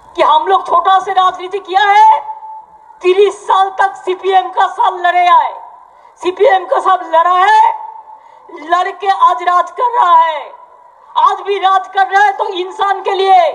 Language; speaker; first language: Hindi; non-native, local second language; Bangla